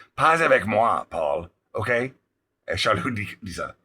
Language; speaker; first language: French; non-native, learner; English